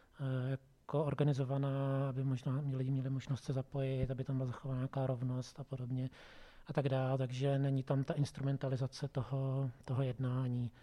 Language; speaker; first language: Czech; native; Czech